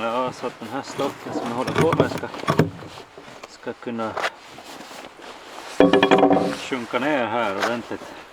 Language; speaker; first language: Swedish; native; Swedish